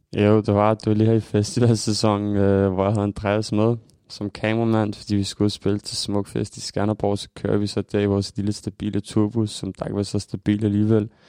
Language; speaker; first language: Danish; early bilingual, other home language; Albanian